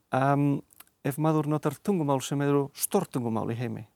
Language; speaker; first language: Icelandic; non-native, fluent; Spanish